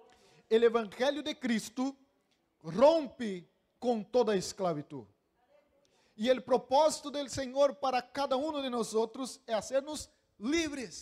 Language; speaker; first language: Spanish; non-native, fluent; Portuguese